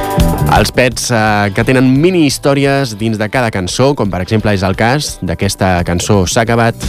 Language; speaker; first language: Catalan; native; Catalan